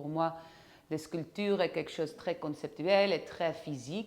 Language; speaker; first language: French; non-native, fluent; Dutch